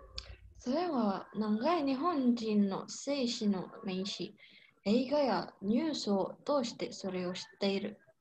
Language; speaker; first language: Japanese; non-native, learner; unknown